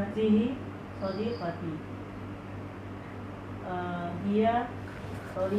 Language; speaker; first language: Arabic; non-native, learner; Indonesian